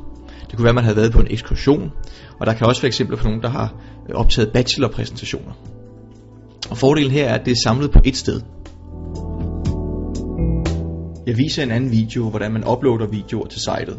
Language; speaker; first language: Danish; native; Danish